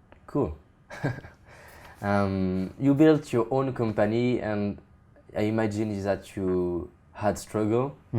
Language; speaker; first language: English; non-native, fluent; French